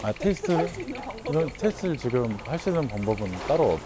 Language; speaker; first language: Korean; native; Korean